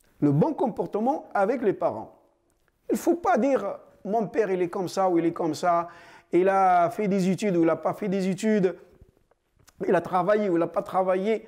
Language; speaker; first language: French; non-native, fluent; Arabic